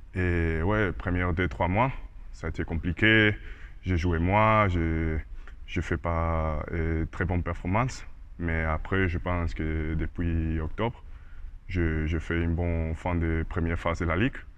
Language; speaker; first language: French; non-native, learner; Spanish